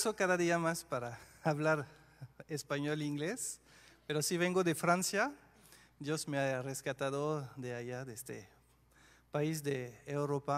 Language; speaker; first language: Spanish; non-native, fluent; French